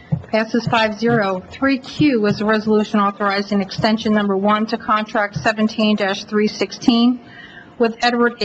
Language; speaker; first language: English; native; English